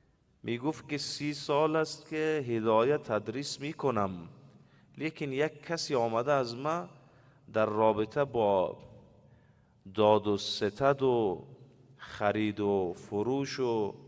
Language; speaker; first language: Persian; native; Persian